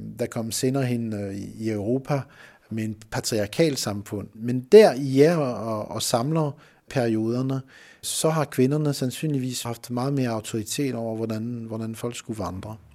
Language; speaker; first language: Danish; non-native, fluent; French